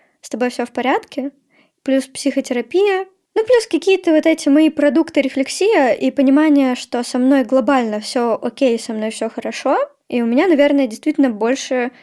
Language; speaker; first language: Russian; native; Russian